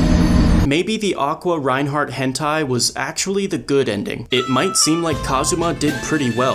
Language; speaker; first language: English; native; English